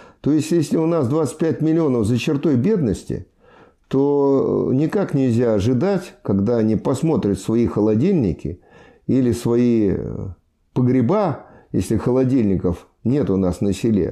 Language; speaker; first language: Russian; native; Russian